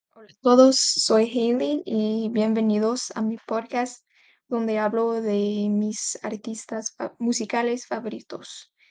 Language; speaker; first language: Spanish; non-native, learner; English